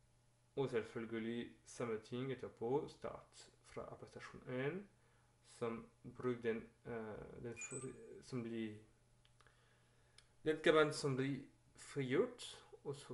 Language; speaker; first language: Norwegian; non-native, learner; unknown